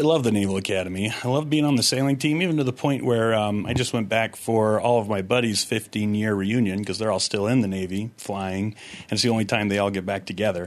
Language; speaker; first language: English; native; English